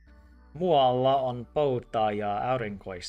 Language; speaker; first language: Finnish; non-native, learner; English